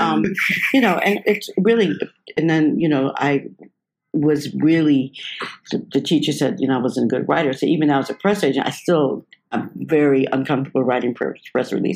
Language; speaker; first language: English; native; English